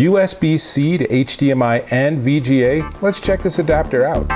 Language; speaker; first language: English; native; English